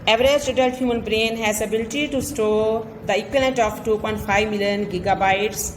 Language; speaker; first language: English; non-native, local second language; Punjabi